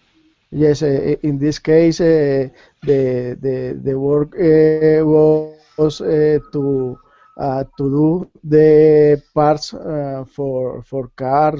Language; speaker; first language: English; non-native, learner; Spanish